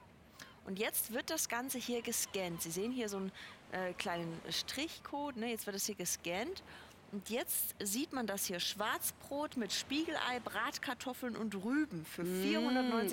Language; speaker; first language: German; native; German